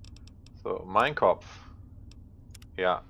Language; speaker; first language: German; native; German